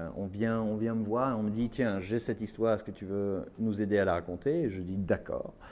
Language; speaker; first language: French; early bilingual, other home language; English